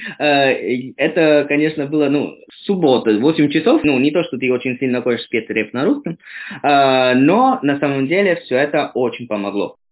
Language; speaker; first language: Russian; non-native, fluent; Italian